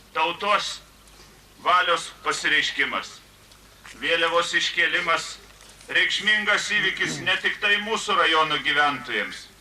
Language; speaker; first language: Lithuanian; native; Lithuanian